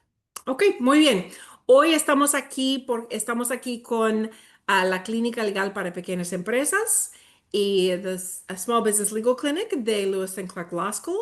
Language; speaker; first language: Spanish; early bilingual, heritage; Spanish